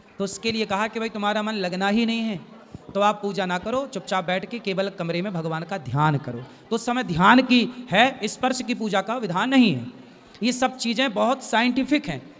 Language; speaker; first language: Hindi; native; Hindi